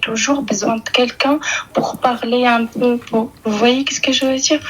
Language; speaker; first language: French; native; French